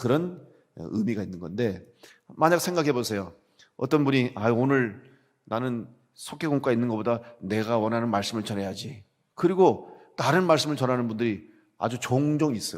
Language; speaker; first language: Korean; native; Korean